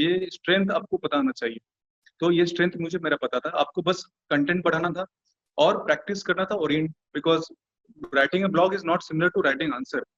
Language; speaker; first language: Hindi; non-native, local second language; Bhojpuri